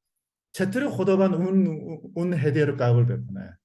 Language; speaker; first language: Persian; non-native, learner; Korean